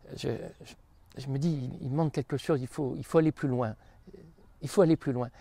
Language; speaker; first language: French; native; French